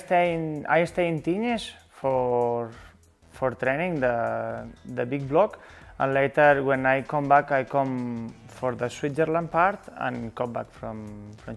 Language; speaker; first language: English; non-native, learner; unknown